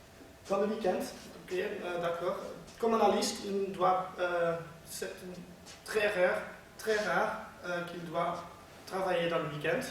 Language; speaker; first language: French; non-native, learner; Dutch